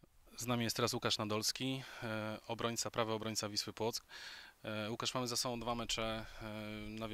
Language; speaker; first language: Polish; native; Polish